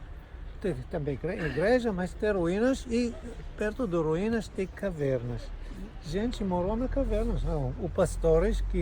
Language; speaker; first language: Portuguese; non-native, fluent; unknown